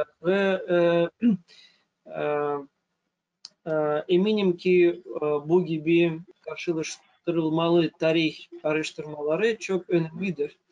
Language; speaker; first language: Turkish; non-native, fluent; Russian